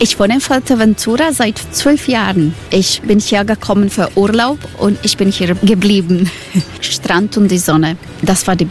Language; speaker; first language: German; non-native, learner; Croatian